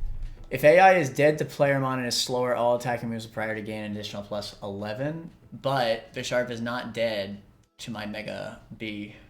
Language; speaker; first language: English; native; English